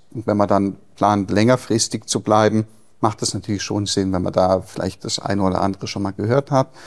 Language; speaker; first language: German; native; German